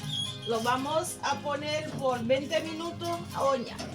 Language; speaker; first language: Spanish; non-native, local second language; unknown